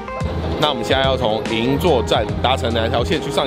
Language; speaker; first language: Chinese; native; Chinese